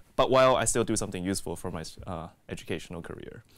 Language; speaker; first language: English; native; English